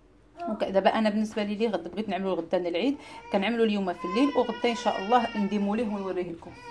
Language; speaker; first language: Arabic; native; Arabic